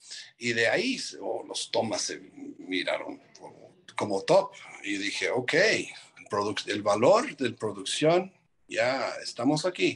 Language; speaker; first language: Spanish; non-native, fluent; English